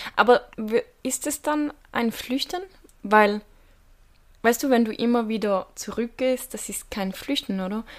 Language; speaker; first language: German; native; German